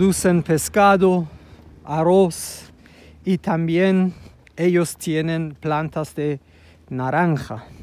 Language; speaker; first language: Spanish; non-native, learner; Persian